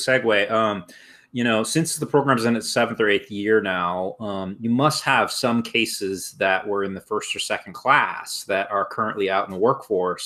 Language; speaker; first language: English; native; English